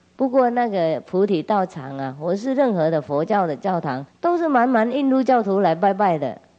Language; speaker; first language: Chinese; non-native, fluent; Vietnamese